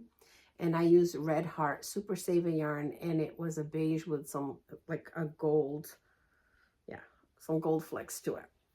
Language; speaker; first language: English; early bilingual, other home language; Portuguese